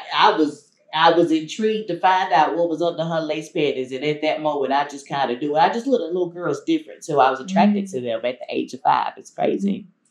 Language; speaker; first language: English; native; English